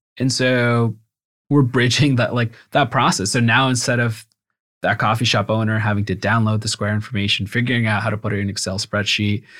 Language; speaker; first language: English; early bilingual, other home language; Spanish